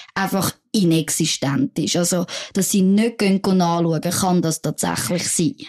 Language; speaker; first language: German; non-native, fluent; French